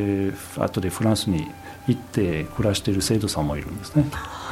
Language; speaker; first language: Japanese; non-native, fluent; French